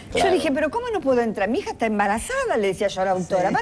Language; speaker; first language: Spanish; native; Spanish